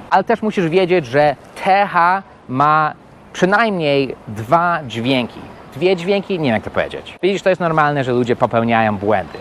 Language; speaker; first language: Polish; non-native, fluent; English